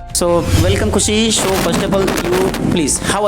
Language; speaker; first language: English; non-native, local second language; Hindi